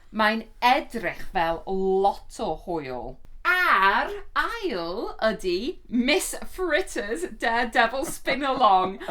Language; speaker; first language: Welsh; non-native, learner; English